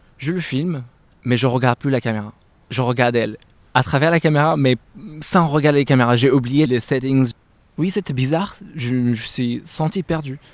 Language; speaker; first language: French; non-native, fluent; Arabic